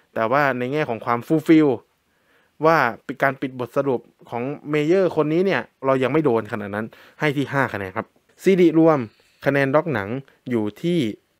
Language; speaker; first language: Thai; native; Thai